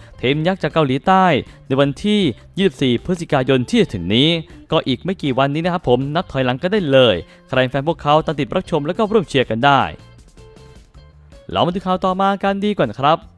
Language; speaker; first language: Thai; native; Thai